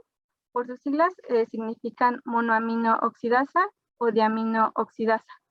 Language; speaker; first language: Spanish; native; Spanish